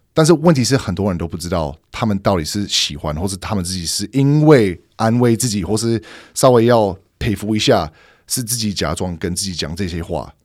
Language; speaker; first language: Chinese; non-native, fluent; English